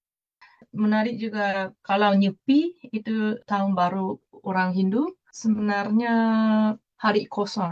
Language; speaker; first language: Indonesian; non-native, fluent; Japanese